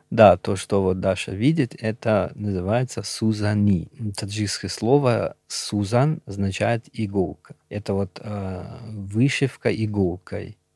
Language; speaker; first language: Russian; non-native, local second language; Shughni